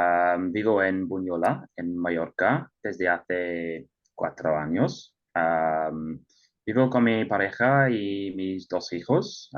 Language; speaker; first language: Spanish; non-native, learner; English